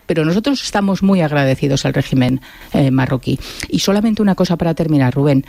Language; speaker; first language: Spanish; native; Spanish